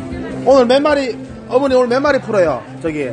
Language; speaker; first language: Korean; native; Korean